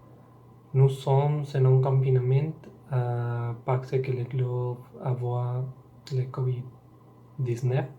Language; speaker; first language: French; non-native, learner; Spanish